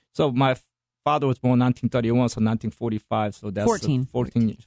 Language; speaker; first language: English; non-native, fluent; Korean